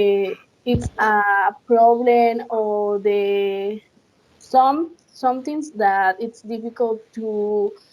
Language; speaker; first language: English; non-native, learner; Spanish